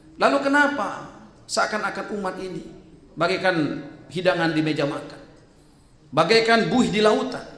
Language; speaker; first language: Indonesian; native; Indonesian